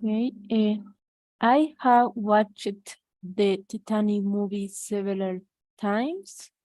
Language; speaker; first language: English; non-native, learner; Spanish